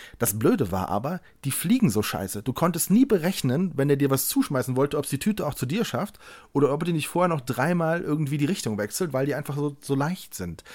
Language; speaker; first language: German; native; German